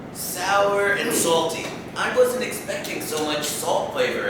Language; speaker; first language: English; native; English